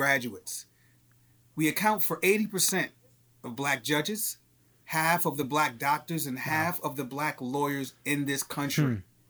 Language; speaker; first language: English; native; English